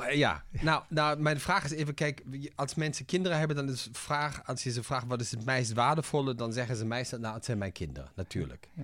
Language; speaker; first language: Dutch; non-native, fluent; German